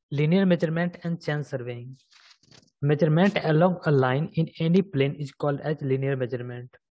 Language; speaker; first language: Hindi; native; Hindi